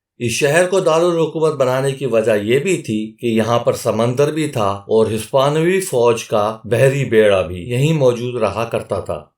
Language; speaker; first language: Urdu; native; Urdu